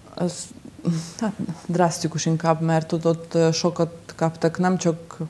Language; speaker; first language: Hungarian; non-native, fluent; Russian